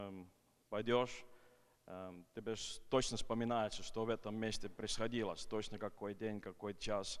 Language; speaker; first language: Russian; non-native, fluent; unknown